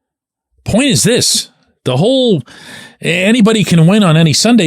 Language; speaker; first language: English; native; English